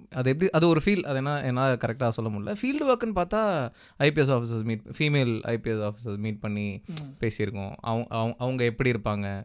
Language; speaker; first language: Tamil; native; Tamil